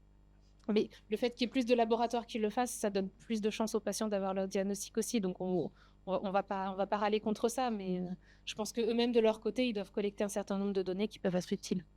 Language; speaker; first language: French; native; French